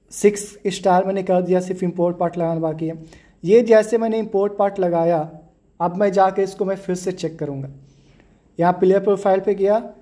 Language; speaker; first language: Hindi; native; Hindi